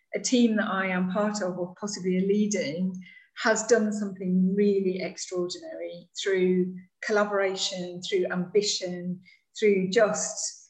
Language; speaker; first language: English; native; English